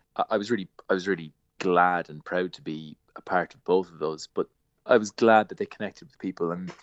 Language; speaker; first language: English; native; English